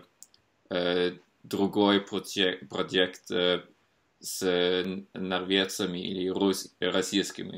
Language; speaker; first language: Russian; non-native, fluent; Norwegian